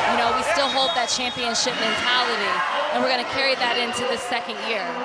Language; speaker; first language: English; native; English